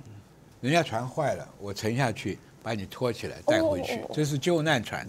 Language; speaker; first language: Chinese; native; Chinese